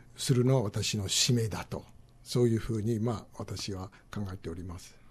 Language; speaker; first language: Japanese; non-native, fluent; English